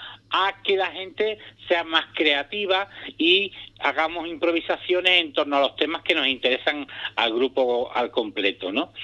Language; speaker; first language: Spanish; native; Spanish